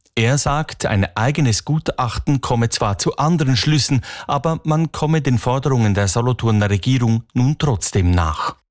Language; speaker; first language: German; native; German